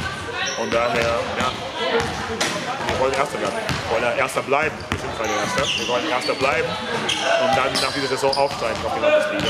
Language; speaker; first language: German; non-native, fluent; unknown